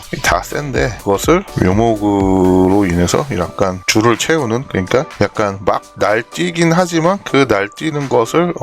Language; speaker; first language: Korean; native; Korean